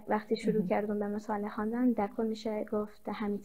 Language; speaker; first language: Persian; native; Persian